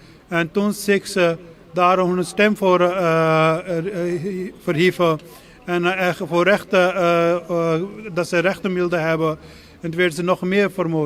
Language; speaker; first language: Dutch; non-native, fluent; Punjabi